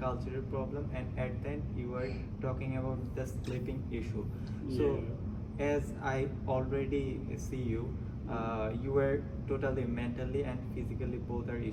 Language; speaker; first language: English; non-native, local second language; Bangla